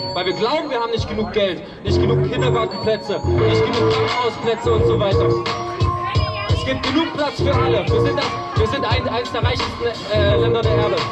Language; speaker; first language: German; native; German